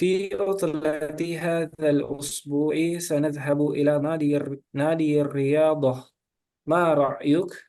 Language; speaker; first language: Arabic; non-native, learner; Indonesian